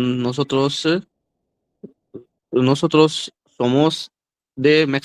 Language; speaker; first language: Spanish; non-native, learner; Hindi